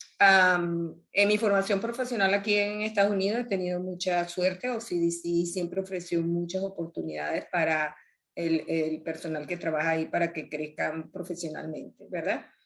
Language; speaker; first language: Spanish; native; Spanish